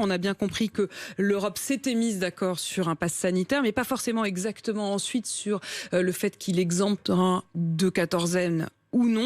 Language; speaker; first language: French; native; French